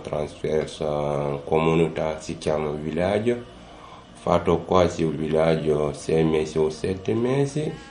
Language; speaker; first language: Italian; non-native, learner; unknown